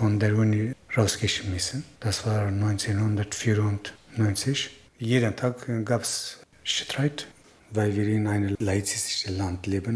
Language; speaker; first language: German; non-native, fluent; Zaza